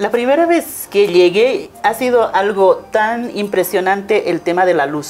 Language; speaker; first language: Spanish; non-native, local second language; Aymara